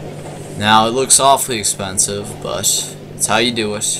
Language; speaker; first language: English; native; English